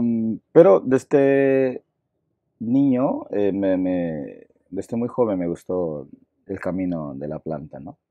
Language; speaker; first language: Spanish; non-native, local second language; Shipibo-Conibo